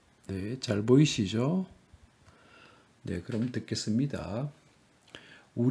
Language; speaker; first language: Korean; native; Korean